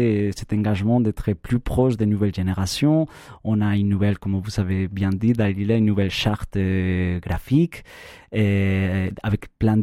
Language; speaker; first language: French; non-native, fluent; Spanish